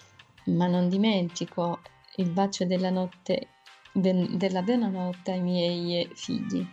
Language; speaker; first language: Italian; non-native, fluent; Arabic